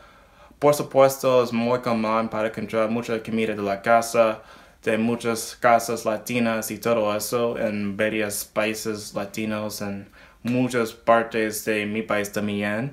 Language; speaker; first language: Spanish; non-native, learner; English